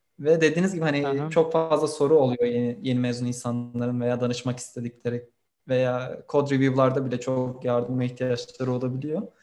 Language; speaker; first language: Turkish; native; Turkish